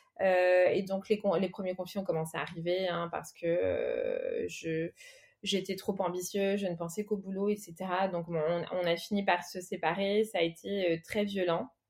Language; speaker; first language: French; early bilingual, other home language; Portuguese